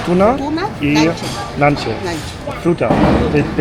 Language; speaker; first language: Spanish; non-native, learner; German